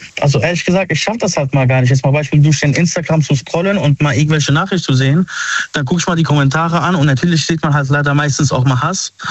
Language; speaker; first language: German; early bilingual, other home language; Arabic